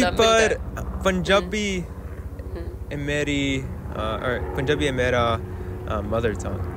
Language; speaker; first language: Punjabi; non-native, learner; English